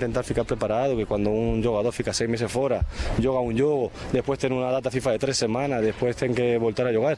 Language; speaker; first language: Portuguese; non-native, learner; Spanish